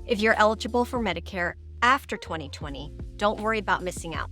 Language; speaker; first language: English; native; English